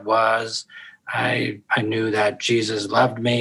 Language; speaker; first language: English; native; English